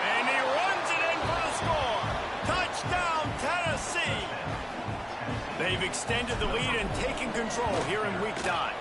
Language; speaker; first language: English; native; English